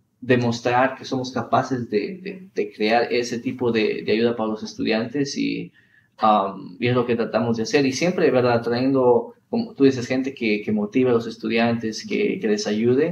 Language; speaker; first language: Spanish; early bilingual, heritage; Spanish